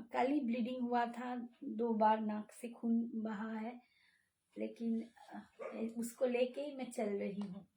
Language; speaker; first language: Hindi; non-native, local second language; Bangla